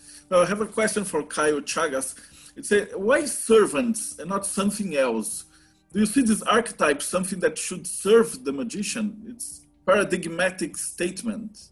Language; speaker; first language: English; non-native, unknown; Portuguese